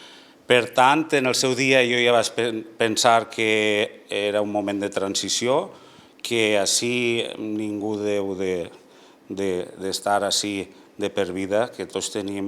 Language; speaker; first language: Catalan; native; Catalan